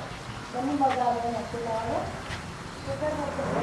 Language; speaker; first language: Greek; non-native, learner; Bulgarian